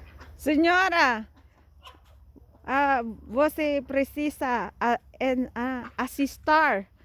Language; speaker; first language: Portuguese; non-native, learner; Filipino